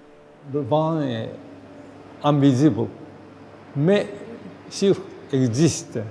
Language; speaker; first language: French; non-native, learner; Japanese